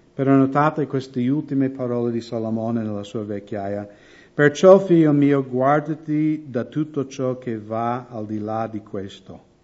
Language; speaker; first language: Italian; non-native, fluent; English